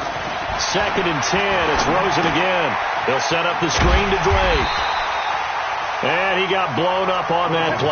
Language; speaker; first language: English; native; English